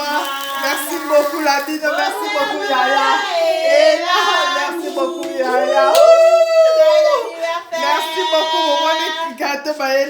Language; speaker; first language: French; non-native, local second language; Lingala